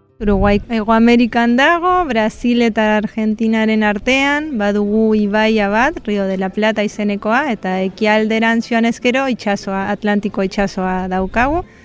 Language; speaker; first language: Basque; non-native, fluent; Spanish